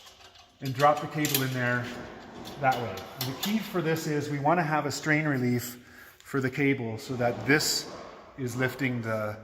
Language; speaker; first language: English; native; English